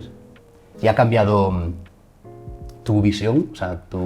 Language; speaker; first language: Spanish; native; Spanish